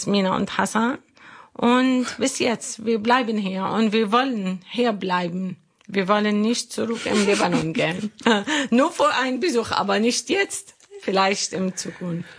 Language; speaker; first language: German; non-native, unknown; Arabic